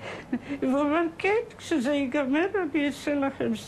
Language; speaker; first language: Hebrew; non-native, fluent; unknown